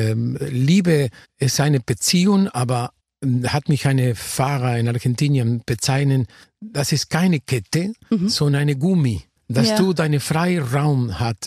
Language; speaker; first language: German; non-native, fluent; Spanish